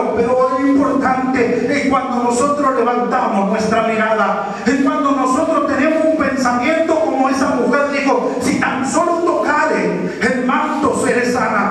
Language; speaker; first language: Spanish; native; Spanish